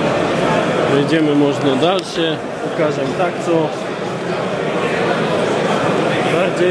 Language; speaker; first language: Polish; non-native, learner; Slovak